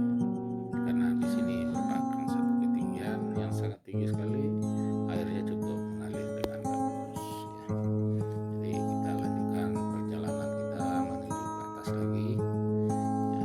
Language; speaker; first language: Indonesian; non-native, local second language; Minangkabau